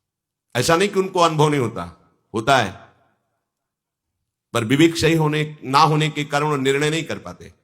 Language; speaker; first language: Hindi; native; Hindi